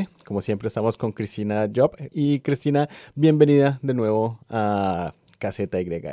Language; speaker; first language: Spanish; native; Spanish